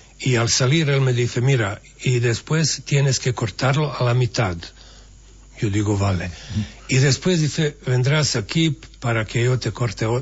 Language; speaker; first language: Spanish; non-native, fluent; Bosnian